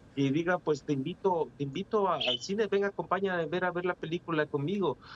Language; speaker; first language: Spanish; native; Spanish